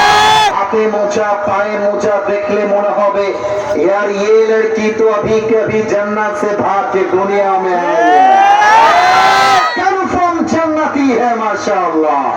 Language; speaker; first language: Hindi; non-native, fluent; Bangla